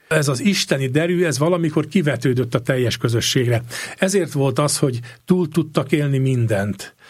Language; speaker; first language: Hungarian; native; Hungarian